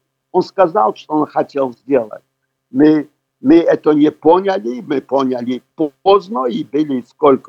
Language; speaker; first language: Russian; non-native, learner; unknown